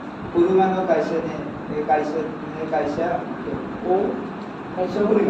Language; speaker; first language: Japanese; non-native, learner; Bangla